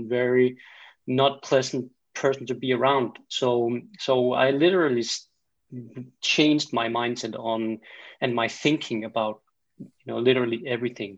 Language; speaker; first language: English; non-native, fluent; Danish